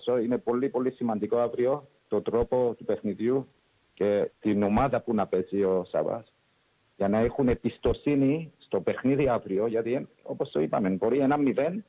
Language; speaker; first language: Greek; early bilingual, heritage; English